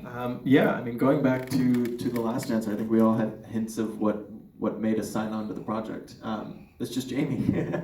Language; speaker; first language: English; native; English